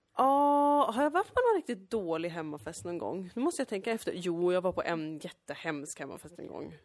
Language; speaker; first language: Swedish; early bilingual, other home language; Kurdish